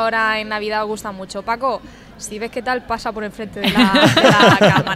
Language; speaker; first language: Spanish; native; Spanish